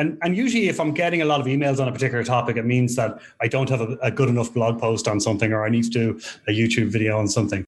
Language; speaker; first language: English; native; English